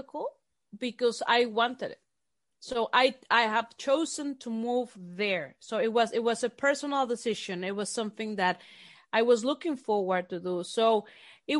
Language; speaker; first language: English; non-native, fluent; Spanish